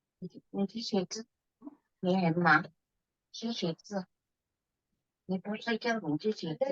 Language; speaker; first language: Chinese; early bilingual, heritage; Chinese